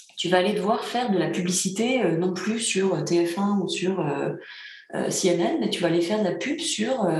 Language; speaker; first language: French; early bilingual, other home language; Bulgarian